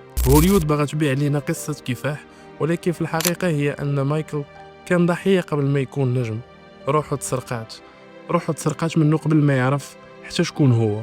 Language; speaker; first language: Arabic; native; Arabic